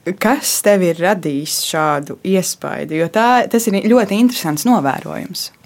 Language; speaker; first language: Latvian; native; Latvian